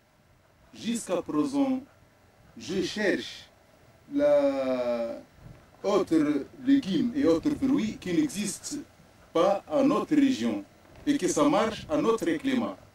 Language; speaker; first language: French; non-native, local second language; Arabic